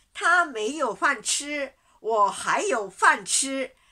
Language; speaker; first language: Chinese; non-native, learner; Japanese